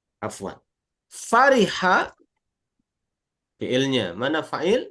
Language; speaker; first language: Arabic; non-native, fluent; Indonesian